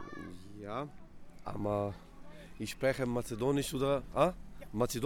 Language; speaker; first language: German; non-native, learner; Macedonian